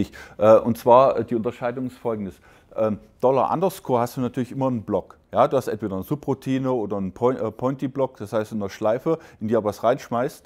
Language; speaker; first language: German; native; German